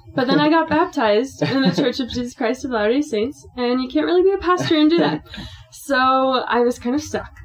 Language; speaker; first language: English; native; English